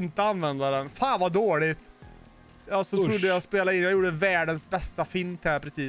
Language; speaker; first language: Swedish; native; Swedish